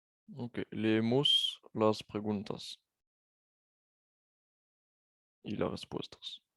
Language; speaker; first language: Spanish; non-native, fluent; French